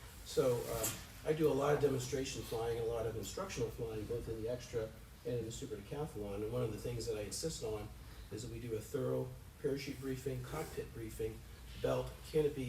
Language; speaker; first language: English; native; English